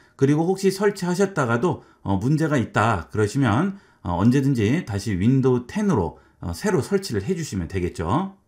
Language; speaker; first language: Korean; native; Korean